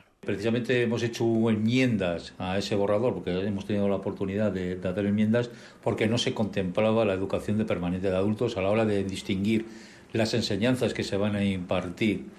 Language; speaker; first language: Spanish; native; Spanish